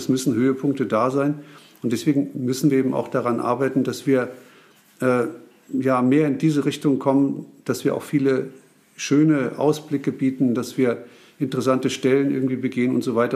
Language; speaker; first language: German; native; German